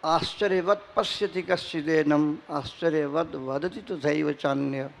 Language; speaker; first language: Hindi; non-native, local second language; Gujarati